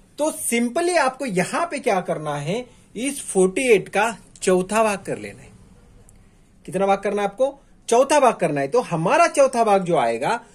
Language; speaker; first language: Hindi; non-native, local second language; Marathi